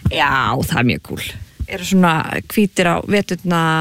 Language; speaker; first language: Icelandic; native; Icelandic